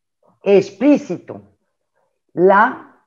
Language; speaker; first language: Portuguese; non-native, learner; French